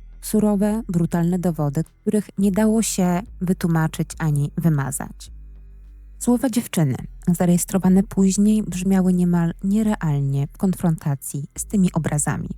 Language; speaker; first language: Polish; native; Polish